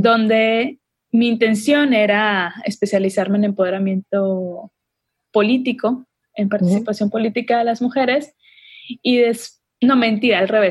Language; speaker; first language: Spanish; native; Spanish